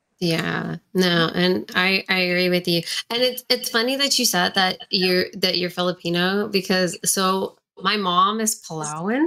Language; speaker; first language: English; native; English